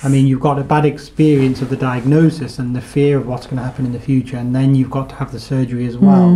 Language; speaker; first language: English; native; English